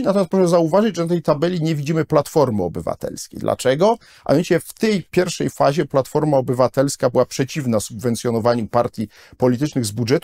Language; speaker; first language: Polish; native; Polish